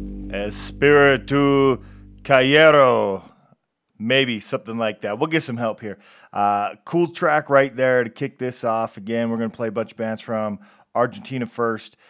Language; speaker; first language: English; native; English